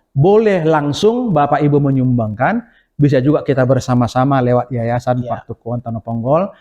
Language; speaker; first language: Indonesian; native; Indonesian